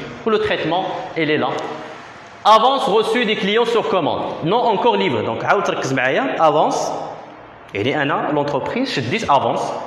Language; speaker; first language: French; non-native, local second language; Arabic